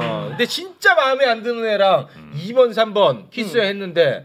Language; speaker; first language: Korean; native; Korean